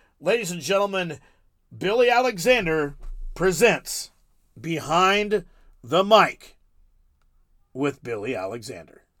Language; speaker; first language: English; native; English